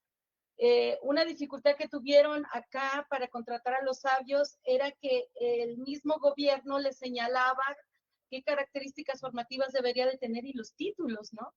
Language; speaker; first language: Spanish; native; Spanish